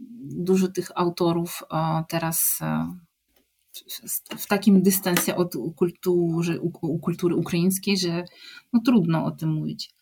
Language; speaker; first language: Polish; non-native, fluent; Ukrainian